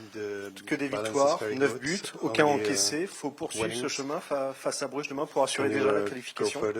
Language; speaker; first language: French; native; French